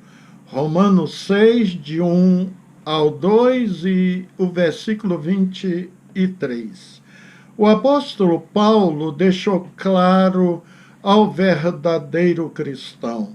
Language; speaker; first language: Portuguese; native; Portuguese